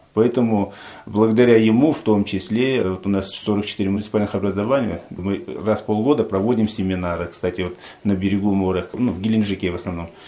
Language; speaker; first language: Russian; non-native, local second language; Tajik